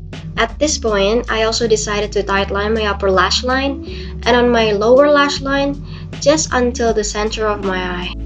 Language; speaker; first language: English; non-native, fluent; Indonesian